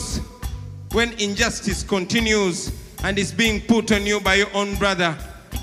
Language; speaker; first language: English; non-native, local second language; Ganda